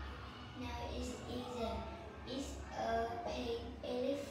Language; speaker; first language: English; non-native, learner; Vietnamese